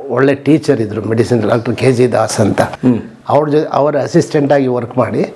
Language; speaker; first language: Kannada; native; Kannada